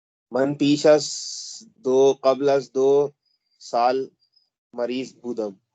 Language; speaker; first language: Persian; non-native, learner; Urdu